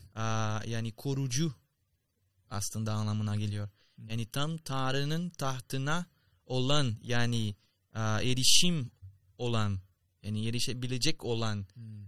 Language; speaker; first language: Turkish; non-native, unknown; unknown